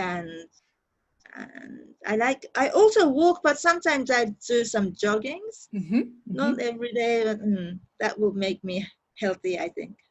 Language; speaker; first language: English; non-native, learner; Japanese